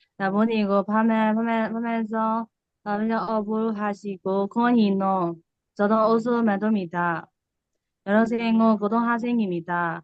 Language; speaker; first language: Korean; non-native, learner; Burmese